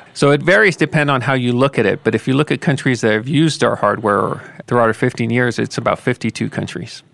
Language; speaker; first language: English; native; English